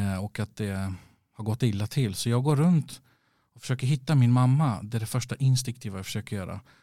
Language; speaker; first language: Swedish; early bilingual, other home language; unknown